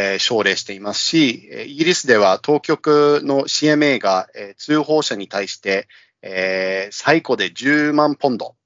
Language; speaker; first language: Japanese; non-native, fluent; English